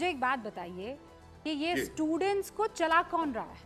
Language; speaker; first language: Hindi; native; Hindi